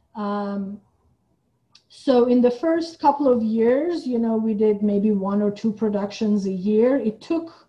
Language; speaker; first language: English; non-native, fluent; Persian